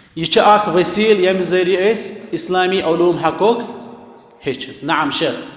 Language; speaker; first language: Urdu; non-native, local second language; Kashmiri